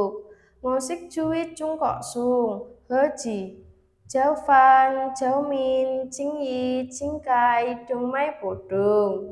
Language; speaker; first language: Cantonese; non-native, learner; Indonesian